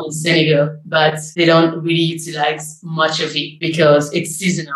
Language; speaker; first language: English; non-native, local second language; Igbo